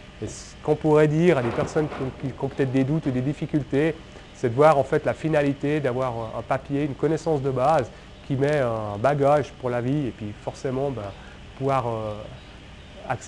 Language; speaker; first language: French; native; French